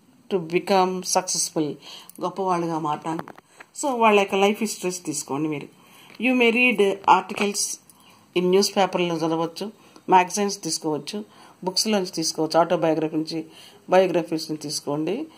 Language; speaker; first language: Telugu; native; Telugu